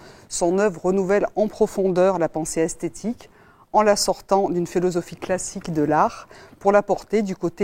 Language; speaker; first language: French; native; French